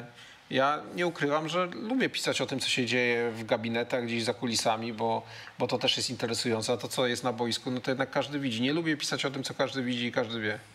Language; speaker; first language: Polish; native; Polish